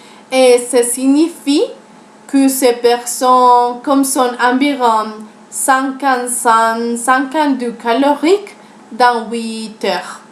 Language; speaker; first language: French; non-native, learner; Spanish